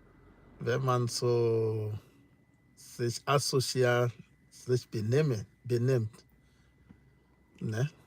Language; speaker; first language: German; non-native, learner; English